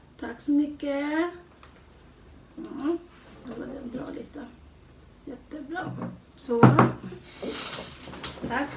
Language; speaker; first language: Swedish; non-native, learner; Thai